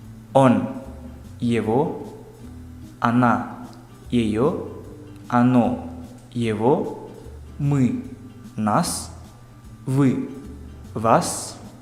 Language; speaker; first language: Russian; non-native, fluent; Indonesian